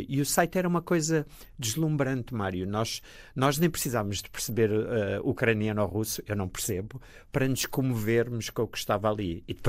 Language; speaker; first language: Portuguese; native; Portuguese